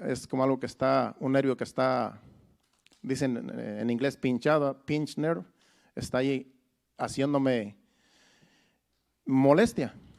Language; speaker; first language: Spanish; native; Spanish